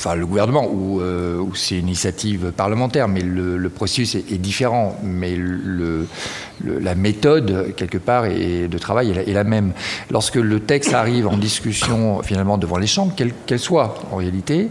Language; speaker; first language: French; native; French